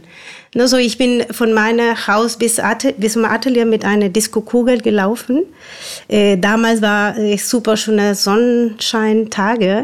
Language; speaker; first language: German; non-native, fluent; Spanish